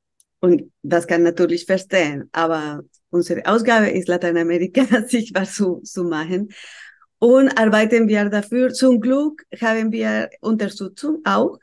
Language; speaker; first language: German; non-native, fluent; Spanish